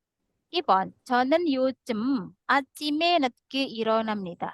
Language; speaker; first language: Korean; non-native, fluent; Indonesian